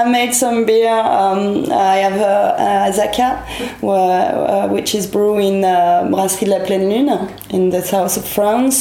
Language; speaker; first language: English; non-native, learner; French